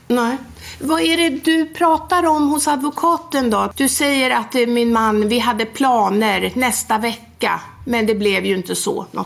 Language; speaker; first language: Swedish; native; Swedish